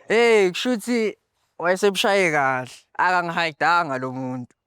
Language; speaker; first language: Zulu; native; Zulu